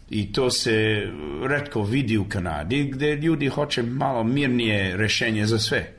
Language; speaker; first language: Serbian; early bilingual, other home language; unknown